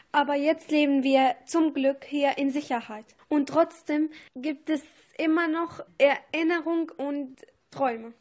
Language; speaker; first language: German; non-native, learner; Arabic